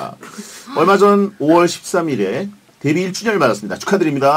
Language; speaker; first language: Korean; native; Korean